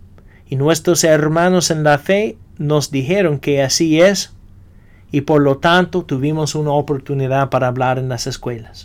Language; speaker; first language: Spanish; non-native, fluent; English